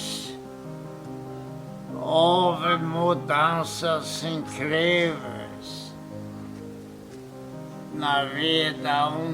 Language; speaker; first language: Portuguese; non-native, fluent; Polish